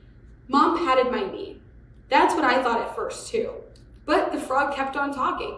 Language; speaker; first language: English; native; English